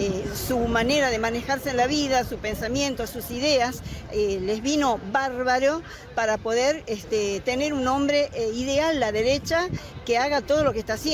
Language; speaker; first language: Spanish; native; Spanish